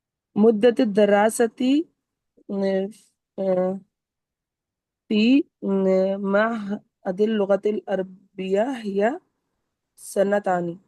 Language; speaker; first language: Arabic; non-native, learner; Urdu